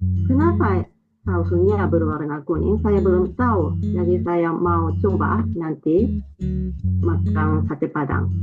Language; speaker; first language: Indonesian; non-native, fluent; Japanese